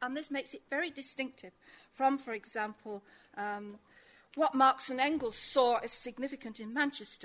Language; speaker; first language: English; native; English